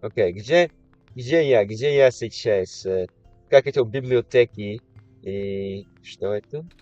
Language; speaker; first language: Russian; non-native, learner; English